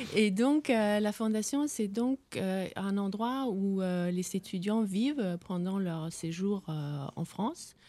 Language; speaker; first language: French; non-native, fluent; Danish